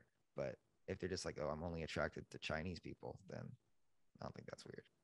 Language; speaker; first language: English; native; English